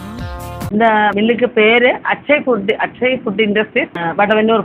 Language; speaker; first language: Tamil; non-native, learner; Malayalam